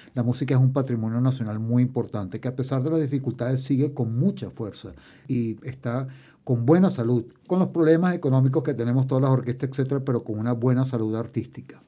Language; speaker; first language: Spanish; native; Spanish